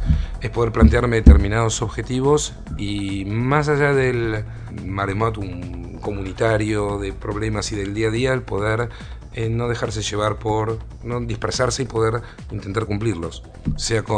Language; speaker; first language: Spanish; native; Spanish